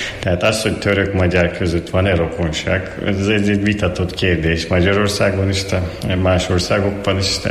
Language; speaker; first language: Hungarian; non-native, fluent; Turkish